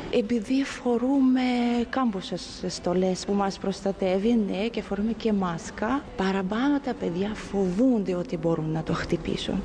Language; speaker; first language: Greek; non-native, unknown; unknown